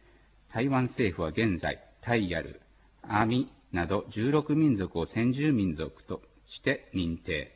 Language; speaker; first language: Japanese; native; Japanese